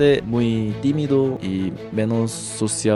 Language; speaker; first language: Spanish; non-native, learner; Korean